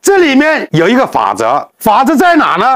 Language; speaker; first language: Chinese; native; Chinese